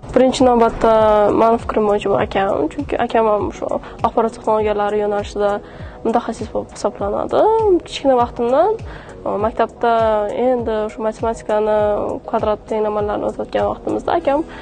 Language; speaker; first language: Uzbek; non-native, local second language; Kara-Kalpak